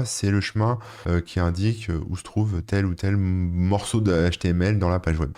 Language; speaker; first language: French; native; French